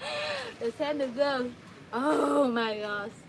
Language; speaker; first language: English; non-native, learner; Vietnamese